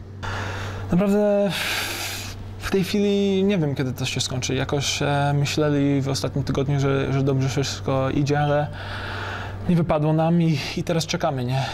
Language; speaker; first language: Polish; early bilingual, heritage; English